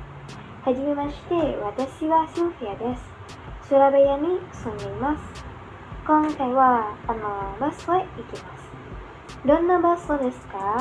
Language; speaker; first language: Japanese; non-native, learner; Indonesian